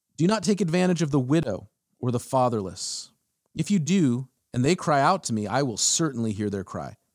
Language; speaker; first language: English; early bilingual, other home language; German